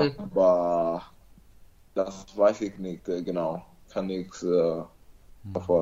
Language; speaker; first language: German; non-native, learner; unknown